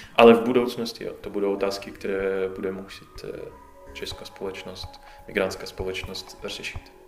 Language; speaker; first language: Czech; non-native, fluent; Russian